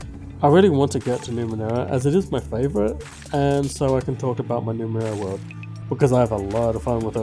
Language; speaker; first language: English; native; English